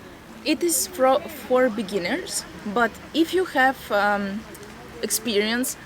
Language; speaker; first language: English; non-native, fluent; Latvian